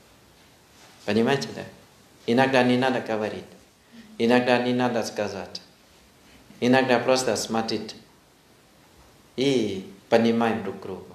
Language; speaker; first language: Russian; non-native, learner; Thai